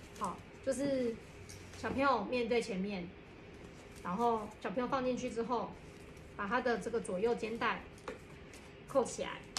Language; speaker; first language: Chinese; native; Chinese